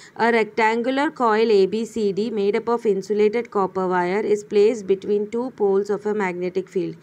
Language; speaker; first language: English; non-native, local second language; Malayalam